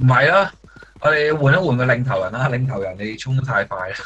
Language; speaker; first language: Chinese; native; Chinese